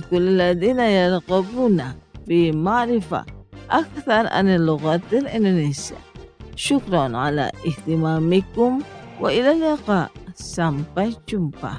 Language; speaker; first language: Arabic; non-native, fluent; Indonesian